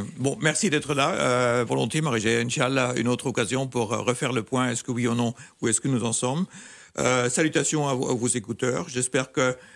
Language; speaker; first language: French; non-native, fluent; German